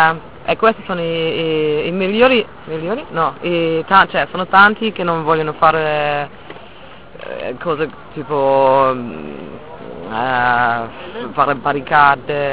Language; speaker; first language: Italian; non-native, fluent; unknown